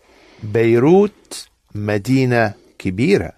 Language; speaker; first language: Arabic; non-native, learner; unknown